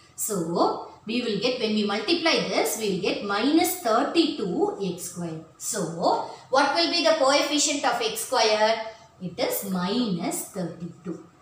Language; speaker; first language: English; non-native, local second language; Tamil